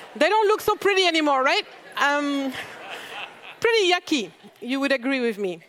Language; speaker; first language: English; non-native, fluent; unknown